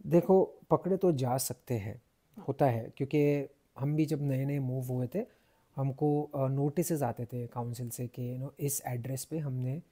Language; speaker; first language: Hindi; native; Hindi